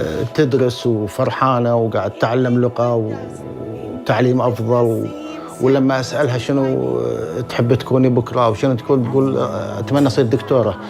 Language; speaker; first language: Arabic; native; Arabic